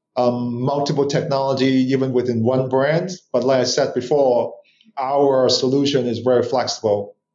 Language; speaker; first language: English; non-native, local second language; Cantonese